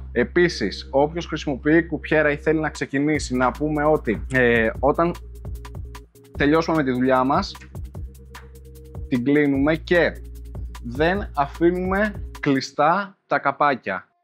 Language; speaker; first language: Greek; native; Greek